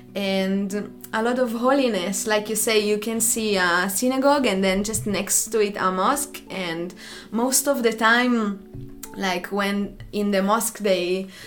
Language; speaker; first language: English; non-native, fluent; Hebrew